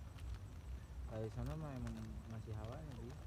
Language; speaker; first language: Indonesian; native; Indonesian